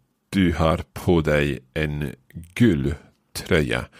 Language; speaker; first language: Swedish; non-native, learner; English